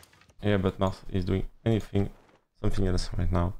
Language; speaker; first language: English; non-native, learner; French